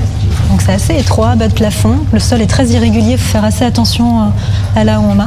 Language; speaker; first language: French; native; French